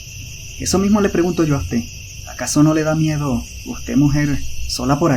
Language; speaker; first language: Spanish; native; Spanish